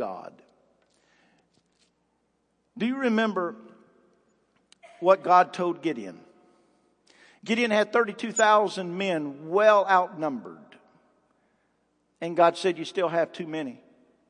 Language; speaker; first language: English; native; English